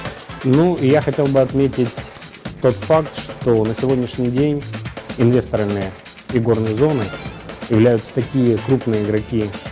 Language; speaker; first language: Russian; native; Russian